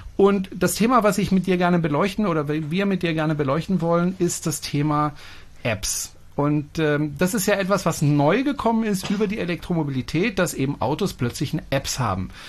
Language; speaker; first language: German; non-native, fluent; French